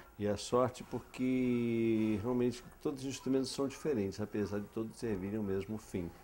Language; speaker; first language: Portuguese; non-native, fluent; English